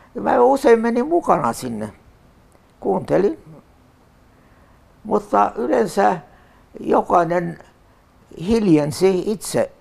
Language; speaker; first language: Finnish; non-native, local second language; Tatar